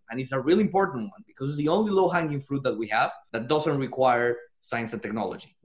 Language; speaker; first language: English; non-native, fluent; Spanish